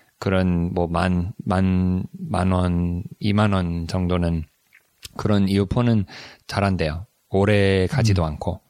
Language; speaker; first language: Korean; non-native, learner; English